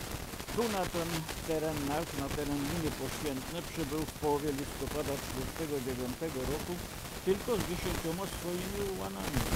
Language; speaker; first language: Polish; native; Polish